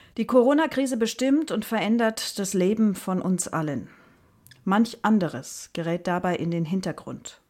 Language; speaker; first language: German; native; German